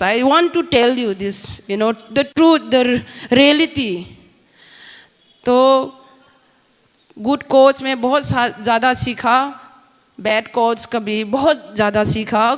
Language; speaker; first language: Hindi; non-native, local second language; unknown